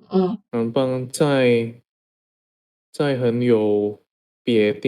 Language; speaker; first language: Chinese; non-native, learner; Indonesian